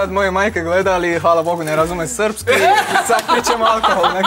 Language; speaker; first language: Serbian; non-native, learner; Turkish